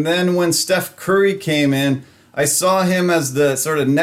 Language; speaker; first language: English; native; English